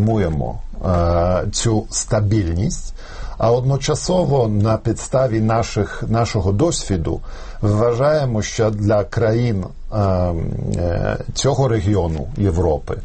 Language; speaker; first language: Ukrainian; non-native, fluent; Polish